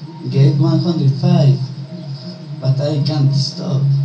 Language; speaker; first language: English; non-native, learner; Spanish